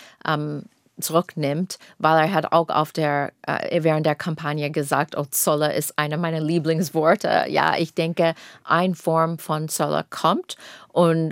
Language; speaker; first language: German; non-native, fluent; English